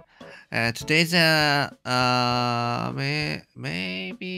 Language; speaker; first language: English; non-native, learner; Japanese